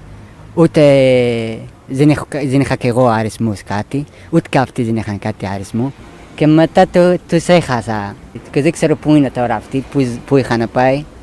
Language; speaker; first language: Greek; non-native, learner; Persian